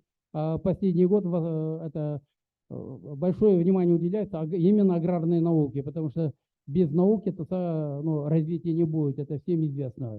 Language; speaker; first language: Russian; native; Russian